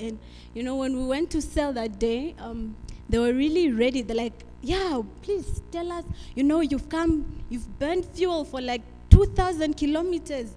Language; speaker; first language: English; non-native, local second language; Afrikaans